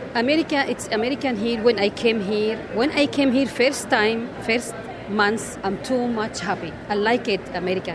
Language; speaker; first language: English; non-native, learner; Arabic